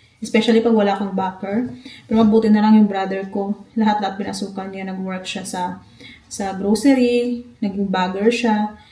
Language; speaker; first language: Filipino; non-native, local second language; Hiligaynon